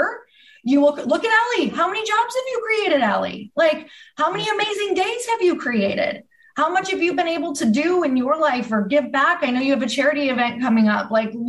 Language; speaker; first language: English; native; English